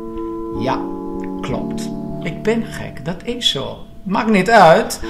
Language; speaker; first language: Dutch; non-native, fluent; Portuguese